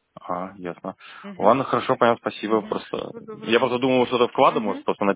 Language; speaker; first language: Russian; native; Russian